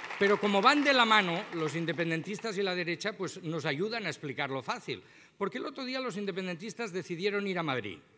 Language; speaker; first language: Spanish; non-native, local second language; Catalan